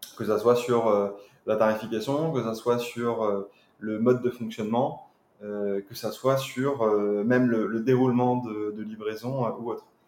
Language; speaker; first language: French; native; French